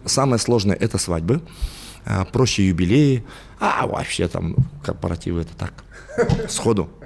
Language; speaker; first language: Russian; non-native, local second language; Yakut